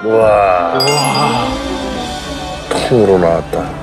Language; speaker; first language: Korean; native; Korean